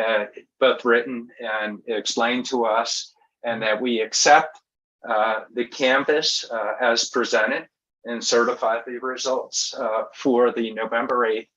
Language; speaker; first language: English; native; English